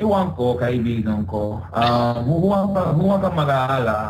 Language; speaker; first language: Filipino; non-native, learner; English